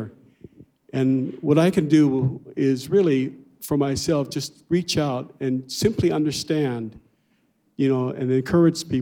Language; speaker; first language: English; native; English